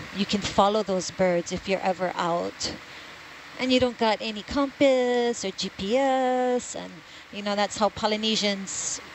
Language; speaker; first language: English; native; English